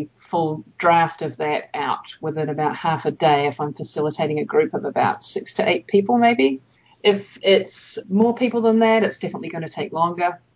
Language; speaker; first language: English; native; English